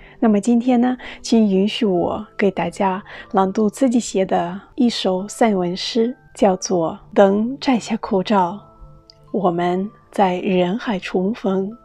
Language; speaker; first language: Chinese; non-native, fluent; Russian